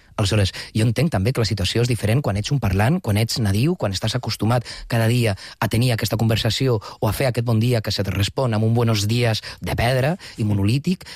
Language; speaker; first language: Catalan; non-native, local second language; Spanish